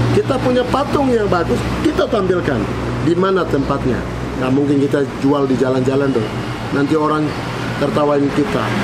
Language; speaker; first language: Indonesian; non-native, local second language; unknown